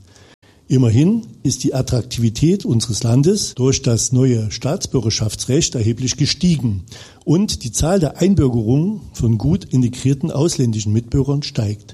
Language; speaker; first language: German; native; German